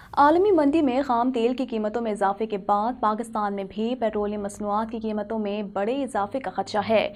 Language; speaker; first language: Urdu; native; Urdu